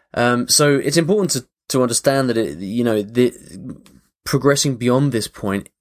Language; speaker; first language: English; native; English